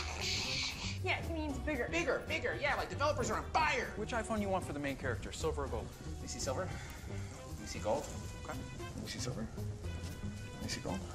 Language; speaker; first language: English; native; English